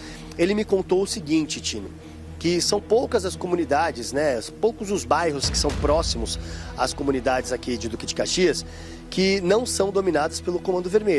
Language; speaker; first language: Portuguese; native; Portuguese